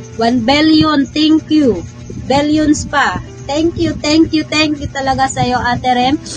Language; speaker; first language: Filipino; non-native, local second language; Waray